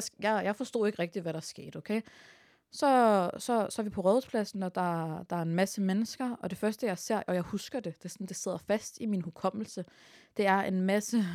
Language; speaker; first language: Danish; early bilingual, other home language; Arabic